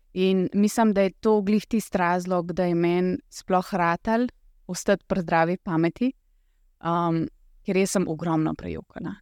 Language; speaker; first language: Slovenian; early bilingual, other home language; Russian